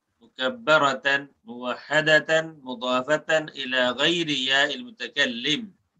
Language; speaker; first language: Arabic; non-native, fluent; Bangla